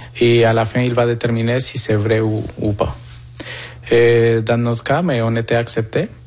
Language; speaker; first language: French; non-native, fluent; Spanish